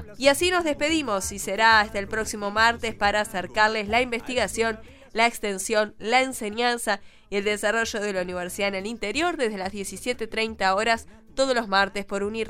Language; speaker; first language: Spanish; native; Spanish